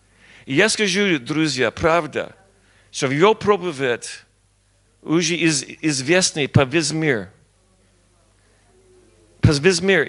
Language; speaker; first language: Russian; non-native, learner; English